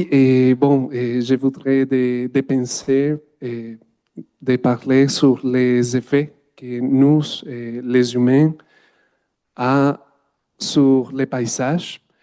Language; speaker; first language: French; non-native, learner; Spanish